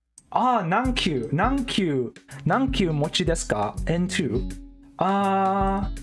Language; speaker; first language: Japanese; non-native, learner; Cantonese